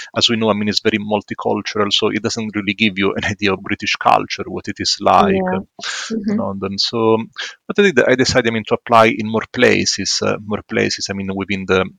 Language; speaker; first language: English; non-native, fluent; Italian